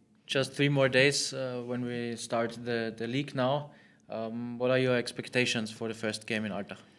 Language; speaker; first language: English; non-native, fluent; German